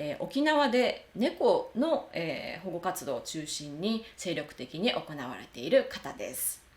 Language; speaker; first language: Japanese; native; Japanese